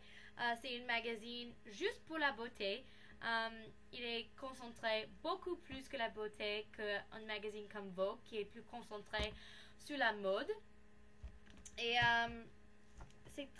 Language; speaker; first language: French; non-native, learner; English